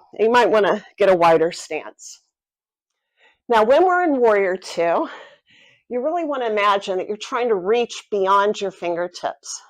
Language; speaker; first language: English; native; English